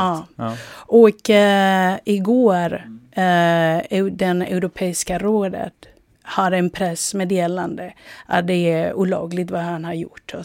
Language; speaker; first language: Swedish; non-native, fluent; Spanish